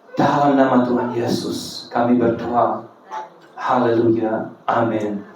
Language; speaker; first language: Indonesian; non-native, fluent; Serbian